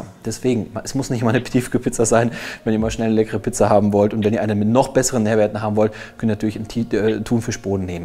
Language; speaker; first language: German; native; German